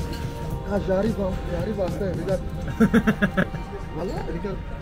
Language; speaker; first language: French; native; French